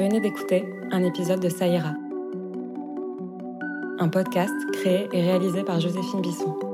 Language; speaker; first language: French; native; French